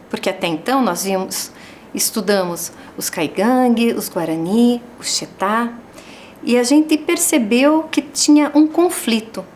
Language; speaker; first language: Portuguese; native; Portuguese